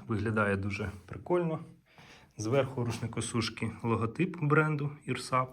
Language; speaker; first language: Ukrainian; native; Ukrainian